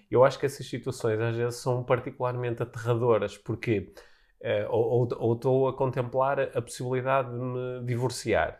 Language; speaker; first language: Portuguese; native; Portuguese